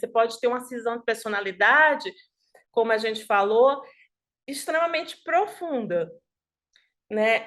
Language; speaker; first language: Portuguese; native; Portuguese